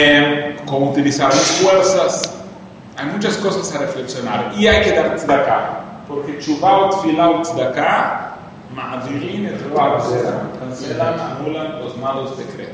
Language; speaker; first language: Spanish; non-native, fluent; Portuguese